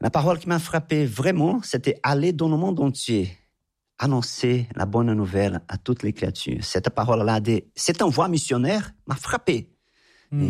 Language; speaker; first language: French; non-native, fluent; Portuguese